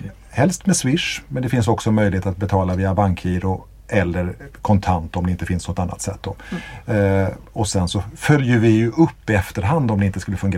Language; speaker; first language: Swedish; native; Swedish